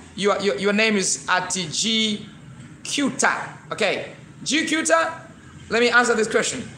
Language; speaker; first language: English; non-native, local second language; Swahili